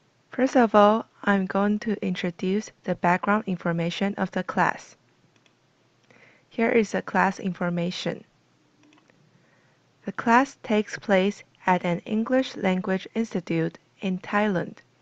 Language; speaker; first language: English; non-native, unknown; Chinese